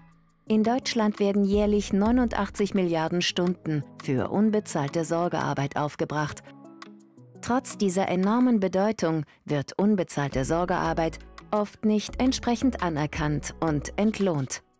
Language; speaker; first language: German; native; German